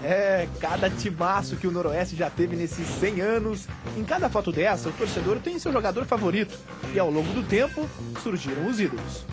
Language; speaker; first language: Portuguese; native; Portuguese